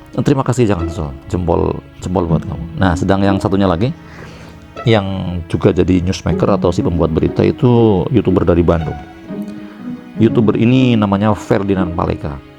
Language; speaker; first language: Indonesian; native; Indonesian